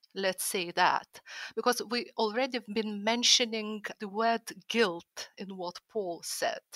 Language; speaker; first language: English; non-native, fluent; Lithuanian